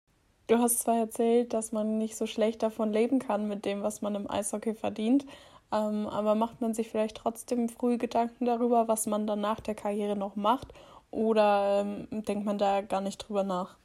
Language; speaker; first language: German; native; German